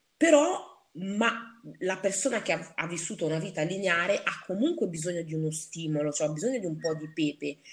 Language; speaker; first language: Italian; early bilingual, other home language; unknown